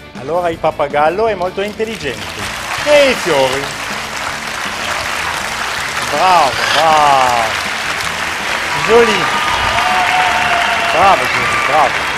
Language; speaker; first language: Italian; non-native, local second language; German